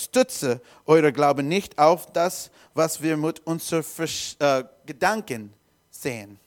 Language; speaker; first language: German; non-native, learner; English